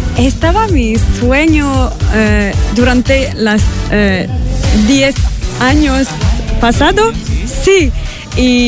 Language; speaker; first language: Spanish; non-native, learner; French